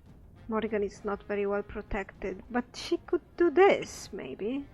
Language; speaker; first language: English; non-native, fluent; Italian